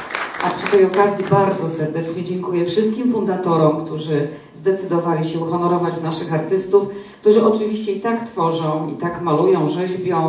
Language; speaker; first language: Polish; native; Polish